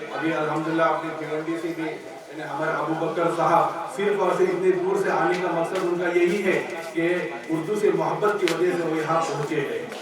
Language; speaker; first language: Urdu; native; Urdu